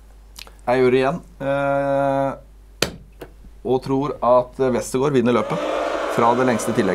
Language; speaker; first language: Norwegian; native; Norwegian